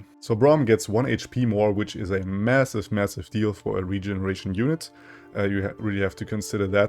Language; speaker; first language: English; non-native, fluent; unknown